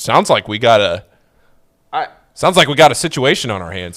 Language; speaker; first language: English; native; English